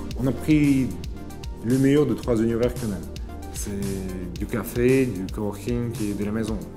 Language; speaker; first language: French; non-native, fluent; Ukrainian